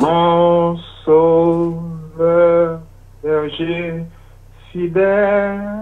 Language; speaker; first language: French; non-native, local second language; Haitian Creole